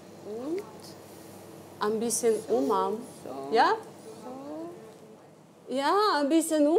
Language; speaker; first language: German; non-native, learner; Ukrainian